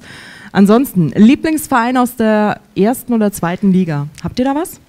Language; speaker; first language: German; native; German